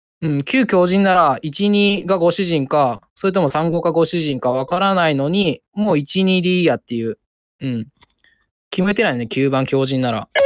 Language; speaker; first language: Japanese; native; Japanese